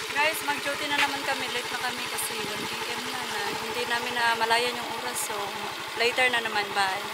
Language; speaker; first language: Filipino; non-native, local second language; Cebuano